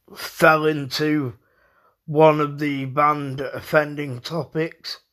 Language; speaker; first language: English; native; English